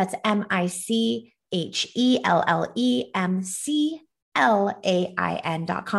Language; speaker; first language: English; native; English